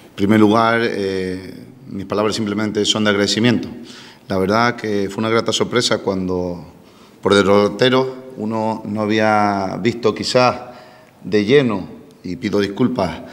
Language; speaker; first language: Spanish; native; Spanish